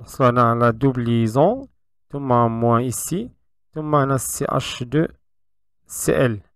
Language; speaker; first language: French; non-native, local second language; Arabic